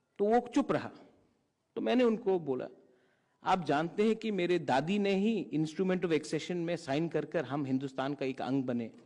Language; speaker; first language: Hindi; non-native, local second language; Kok Borok